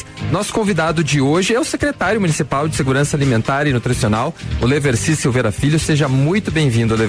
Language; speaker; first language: Portuguese; native; Portuguese